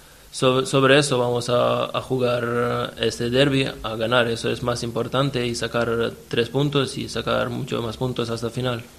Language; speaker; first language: Spanish; non-native, fluent; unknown